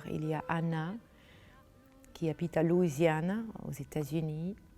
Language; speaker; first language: French; non-native, fluent; German